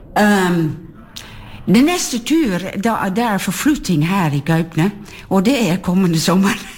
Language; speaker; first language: Norwegian; non-native, fluent; Dutch